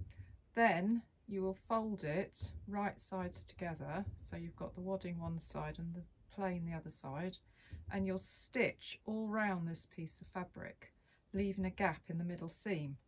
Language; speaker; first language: English; native; English